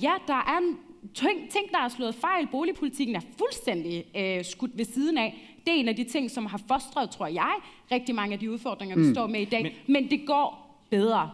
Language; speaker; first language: Danish; early bilingual, other home language; Arabic